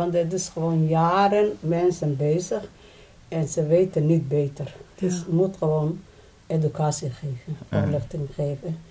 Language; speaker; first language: Dutch; non-native, learner; Somali